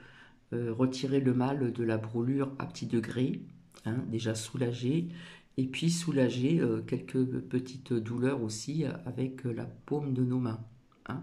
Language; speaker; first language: French; native; French